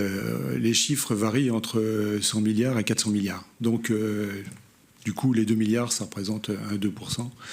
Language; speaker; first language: French; native; French